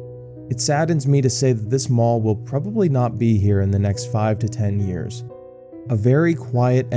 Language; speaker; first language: English; native; English